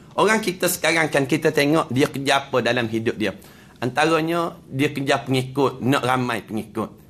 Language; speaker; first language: Malay; native; Malay